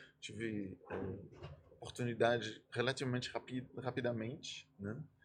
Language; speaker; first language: Portuguese; non-native, fluent; French